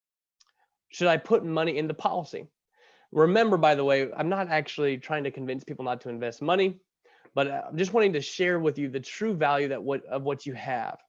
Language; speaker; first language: English; native; English